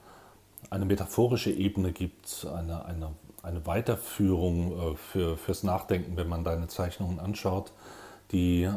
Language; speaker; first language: German; native; German